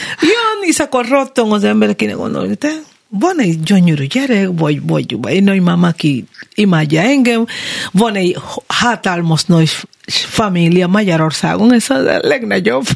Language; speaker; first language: Hungarian; non-native, learner; Spanish